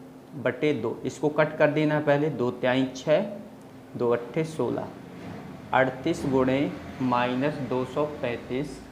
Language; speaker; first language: Hindi; native; Hindi